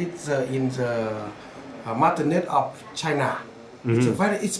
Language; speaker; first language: English; non-native, learner; Vietnamese